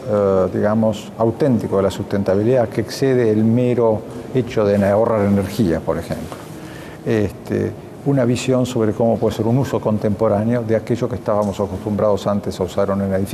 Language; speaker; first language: Spanish; native; Spanish